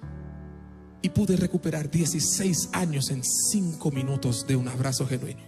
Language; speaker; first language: Spanish; non-native, fluent; Haitian Creole